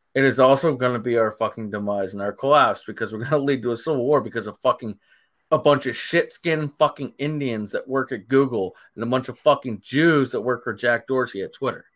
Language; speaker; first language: English; native; English